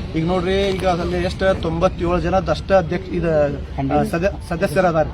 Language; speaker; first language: Kannada; non-native, local second language; Urdu